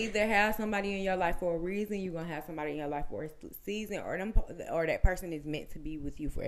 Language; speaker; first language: English; native; English